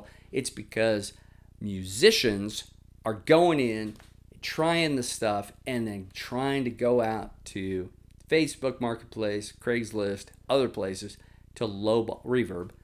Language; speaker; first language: English; native; English